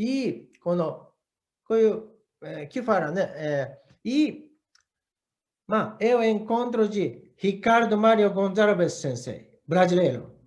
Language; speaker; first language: Portuguese; non-native, learner; Japanese